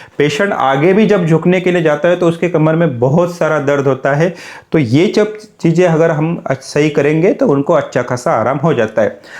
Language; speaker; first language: Hindi; non-native, local second language; Marathi